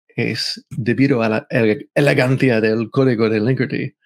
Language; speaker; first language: Spanish; non-native, fluent; English